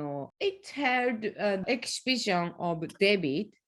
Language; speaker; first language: English; non-native, learner; Japanese